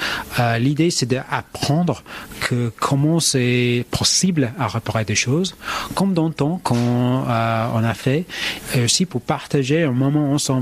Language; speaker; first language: French; non-native, fluent; English